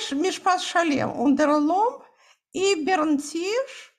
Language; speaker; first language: Hebrew; non-native, fluent; Russian